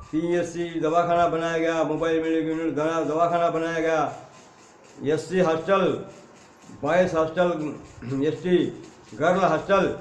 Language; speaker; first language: Hindi; non-native, local second language; Lambadi